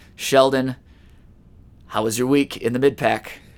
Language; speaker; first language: English; native; English